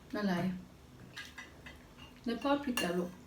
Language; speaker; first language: Swedish; non-native, learner; Thai